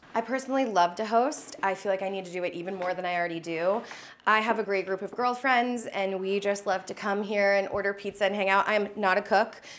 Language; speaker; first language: English; native; English